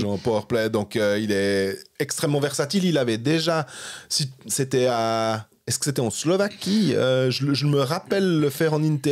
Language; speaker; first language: French; native; French